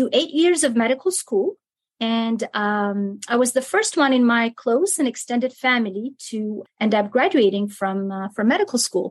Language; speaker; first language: English; non-native, fluent; Arabic